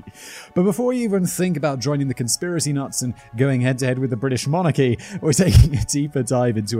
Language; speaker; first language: English; native; English